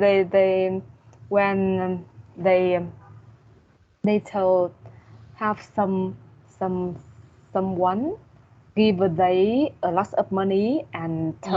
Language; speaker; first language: English; non-native, learner; Vietnamese